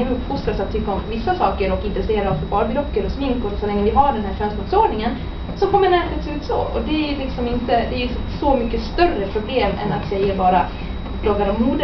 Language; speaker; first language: Swedish; native; Swedish